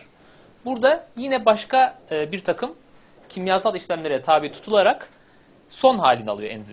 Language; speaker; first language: Turkish; native; Turkish